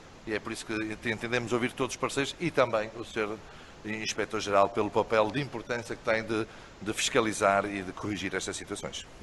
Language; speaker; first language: Portuguese; native; Portuguese